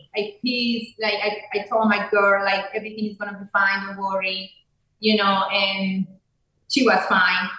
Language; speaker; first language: English; non-native, fluent; Spanish